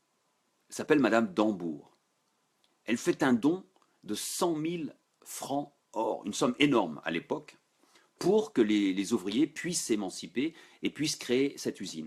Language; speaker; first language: French; native; French